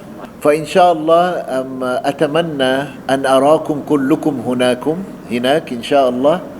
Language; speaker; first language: Arabic; non-native, fluent; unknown